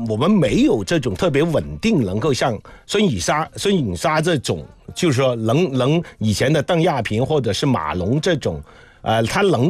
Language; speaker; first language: Chinese; non-native, local second language; Cantonese